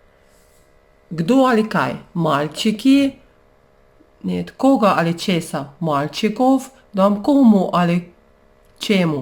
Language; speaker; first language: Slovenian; non-native, fluent; Russian